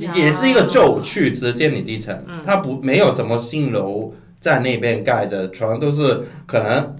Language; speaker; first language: Chinese; non-native, local second language; Cantonese